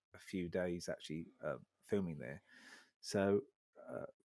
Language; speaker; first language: English; native; English